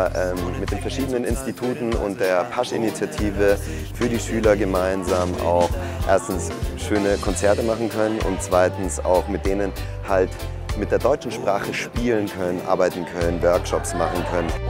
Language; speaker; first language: German; native; German